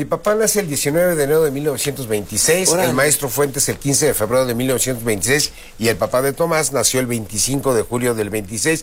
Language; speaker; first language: Spanish; native; Spanish